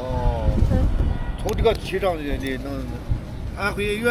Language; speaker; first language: Chinese; native; Chinese